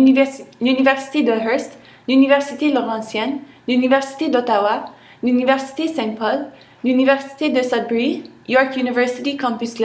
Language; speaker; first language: French; non-native, local second language; English